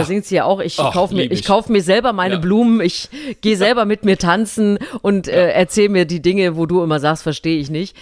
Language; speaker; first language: German; native; German